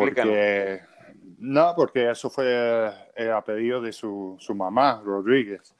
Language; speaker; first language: Spanish; non-native, fluent; English